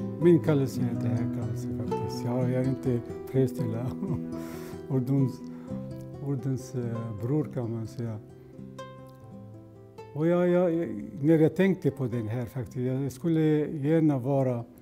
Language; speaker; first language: Swedish; non-native, fluent; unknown